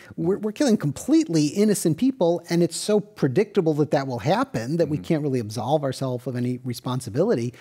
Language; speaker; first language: English; native; English